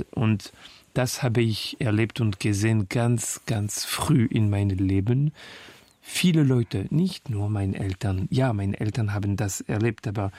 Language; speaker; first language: German; non-native, fluent; French